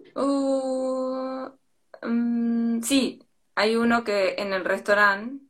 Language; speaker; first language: Spanish; native; Spanish